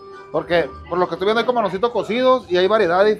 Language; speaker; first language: Spanish; native; Spanish